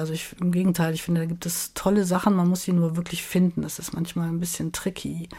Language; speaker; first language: German; native; German